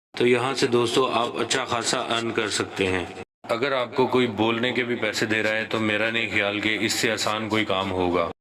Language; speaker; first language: Urdu; native; Urdu